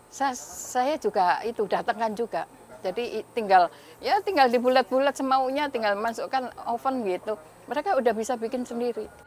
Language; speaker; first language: Indonesian; native; Indonesian